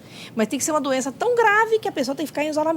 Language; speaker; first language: Portuguese; native; Portuguese